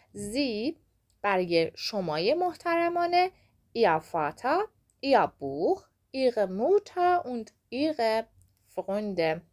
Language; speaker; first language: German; non-native, fluent; Persian